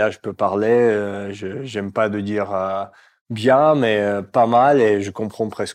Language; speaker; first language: French; non-native, fluent; Russian